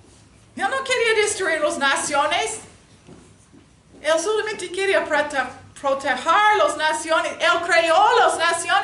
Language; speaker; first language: Spanish; non-native, learner; English